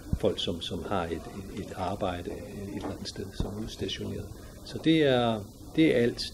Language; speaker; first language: Danish; native; Danish